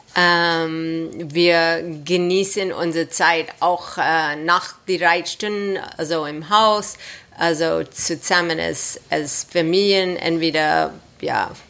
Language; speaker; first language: German; non-native, fluent; English